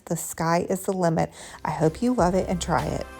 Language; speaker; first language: English; native; English